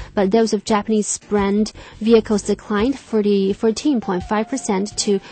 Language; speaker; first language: English; non-native, fluent; Chinese